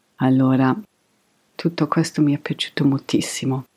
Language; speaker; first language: Italian; non-native, fluent; English